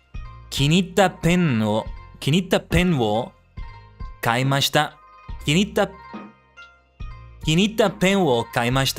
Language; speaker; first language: Japanese; non-native, learner; English